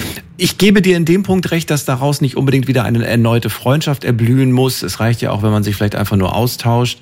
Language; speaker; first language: German; native; German